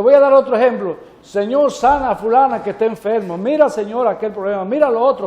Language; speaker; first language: Spanish; native; Spanish